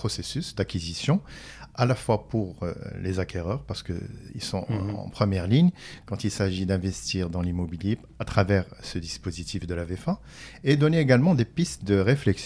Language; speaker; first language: French; non-native, local second language; Arabic